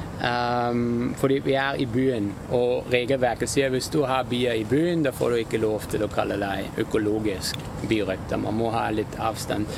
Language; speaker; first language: Norwegian; non-native, fluent; German